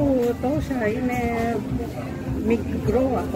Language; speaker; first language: Greek; non-native, learner; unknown